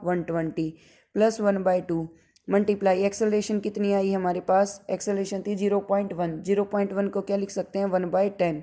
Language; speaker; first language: Hindi; native; Hindi